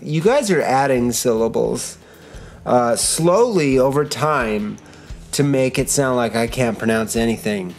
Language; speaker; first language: English; native; English